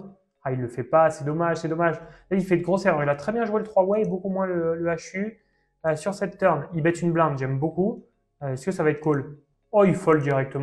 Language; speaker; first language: French; native; French